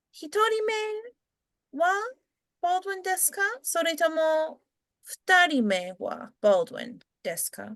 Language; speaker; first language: Japanese; non-native, fluent; English